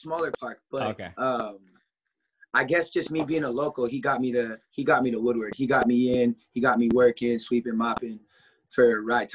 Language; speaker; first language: English; native; English